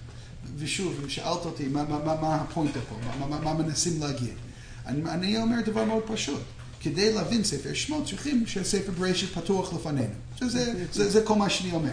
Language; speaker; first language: Hebrew; non-native, fluent; English